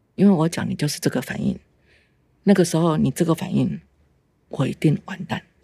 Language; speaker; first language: Chinese; native; Chinese